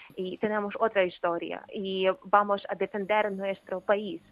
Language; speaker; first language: Spanish; non-native, fluent; Ukrainian